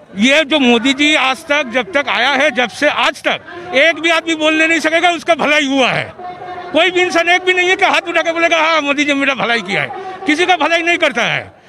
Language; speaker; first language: Hindi; non-native, local second language; Bangla